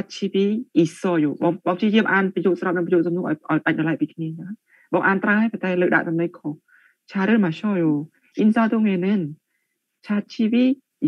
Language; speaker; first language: Korean; non-native, learner; Khmer